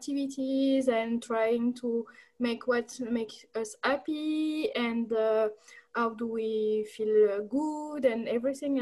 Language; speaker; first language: English; non-native, learner; French